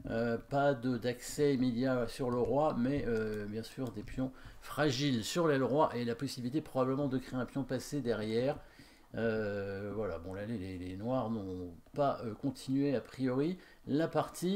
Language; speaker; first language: French; native; French